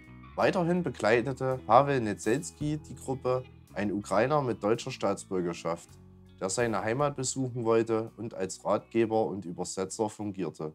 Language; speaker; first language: German; native; German